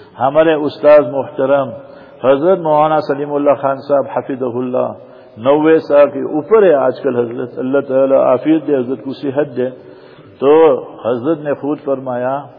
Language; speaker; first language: Urdu; non-native, fluent; Gujarati